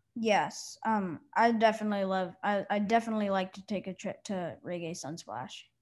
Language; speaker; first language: English; native; English